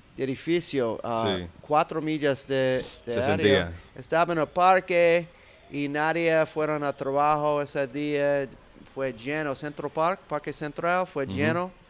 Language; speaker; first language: Spanish; non-native, learner; English